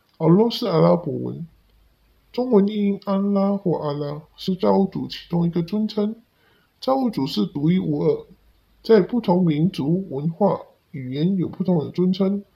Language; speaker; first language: Chinese; non-native, local second language; Cantonese